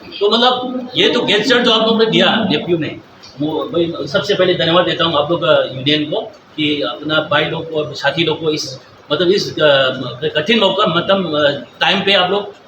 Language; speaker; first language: Hindi; non-native, local second language; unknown